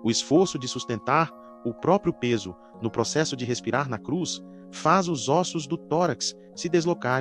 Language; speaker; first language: Portuguese; native; Portuguese